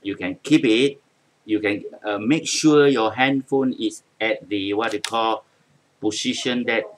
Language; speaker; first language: English; non-native, local second language; Malay